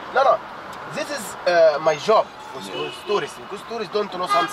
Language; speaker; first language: English; non-native, learner; Arabic